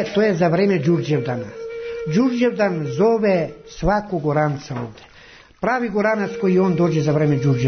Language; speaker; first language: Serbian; non-native, local second language; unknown